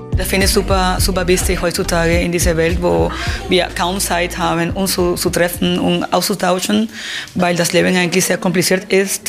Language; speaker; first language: German; non-native, fluent; Spanish